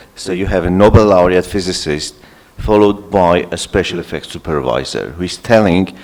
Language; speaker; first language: English; non-native, fluent; Armenian